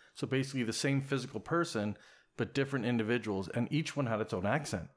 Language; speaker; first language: English; native; English